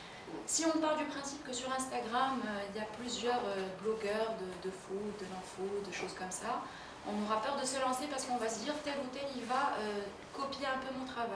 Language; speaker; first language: French; native; French